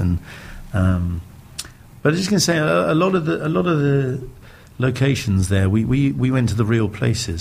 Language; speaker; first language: English; native; English